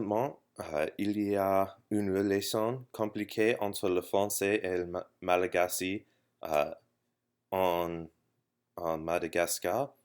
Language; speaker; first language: French; non-native, learner; English